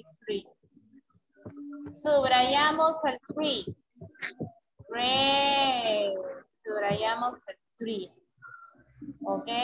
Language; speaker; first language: Spanish; native; Spanish